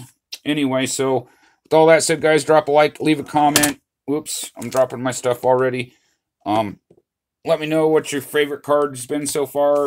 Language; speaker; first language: English; native; English